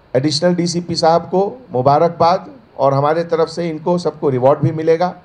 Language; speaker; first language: Hindi; native; Hindi